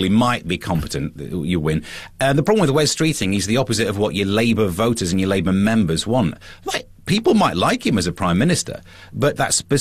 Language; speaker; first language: English; native; English